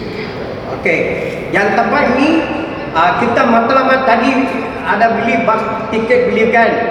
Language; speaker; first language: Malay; non-native, local second language; Tamil